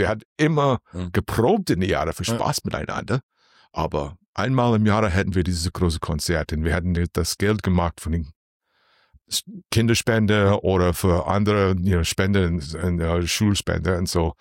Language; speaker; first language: German; non-native, learner; English